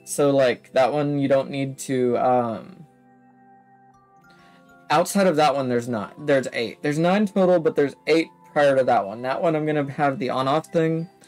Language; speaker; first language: English; native; English